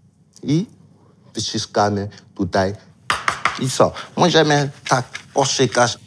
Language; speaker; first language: Polish; non-native, learner; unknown